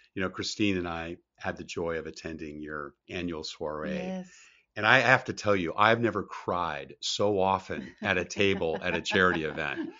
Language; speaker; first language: English; native; English